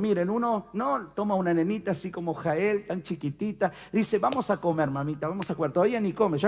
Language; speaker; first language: Spanish; native; Spanish